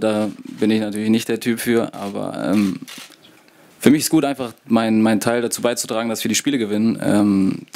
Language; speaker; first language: German; native; German